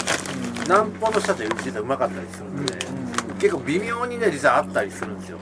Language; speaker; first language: Japanese; native; Japanese